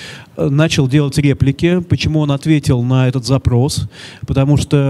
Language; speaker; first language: Russian; native; Russian